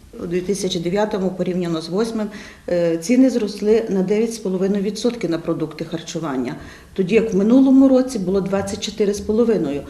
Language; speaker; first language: Ukrainian; native; Ukrainian